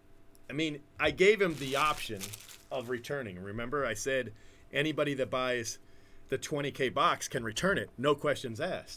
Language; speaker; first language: English; native; English